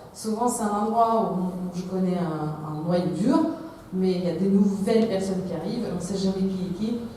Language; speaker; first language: French; non-native, fluent; Russian